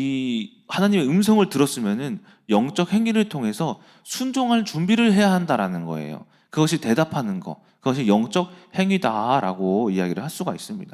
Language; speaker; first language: Korean; native; Korean